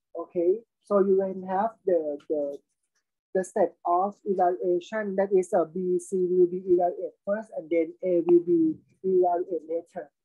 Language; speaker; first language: English; non-native, fluent; Thai